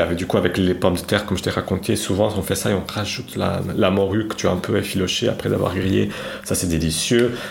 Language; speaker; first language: French; non-native, fluent; Portuguese